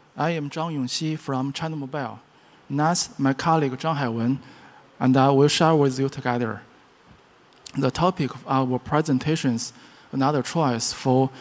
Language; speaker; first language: English; non-native, learner; Chinese